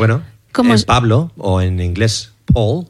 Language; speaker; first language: Spanish; non-native, learner; English